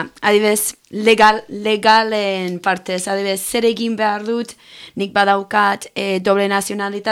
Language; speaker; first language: Basque; non-native, learner; Spanish